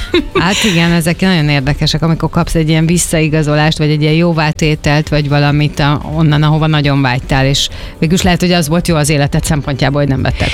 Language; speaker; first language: Hungarian; native; Hungarian